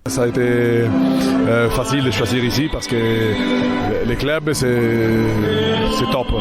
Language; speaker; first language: French; non-native, fluent; Italian